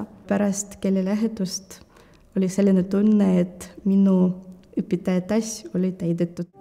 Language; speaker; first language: Estonian; non-native, local second language; Russian